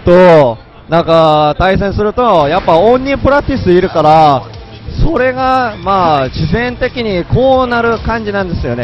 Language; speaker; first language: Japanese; non-native, fluent; Korean